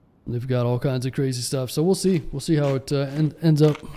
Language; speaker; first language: English; native; English